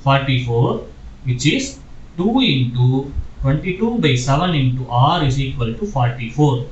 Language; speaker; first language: English; non-native, local second language; Tamil